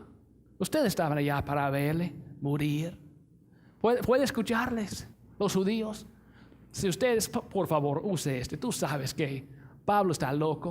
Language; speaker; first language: Spanish; non-native, fluent; English